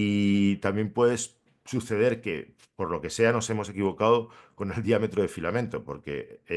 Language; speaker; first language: Spanish; native; Spanish